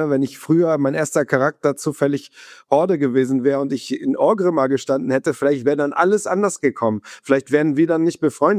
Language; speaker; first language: German; native; German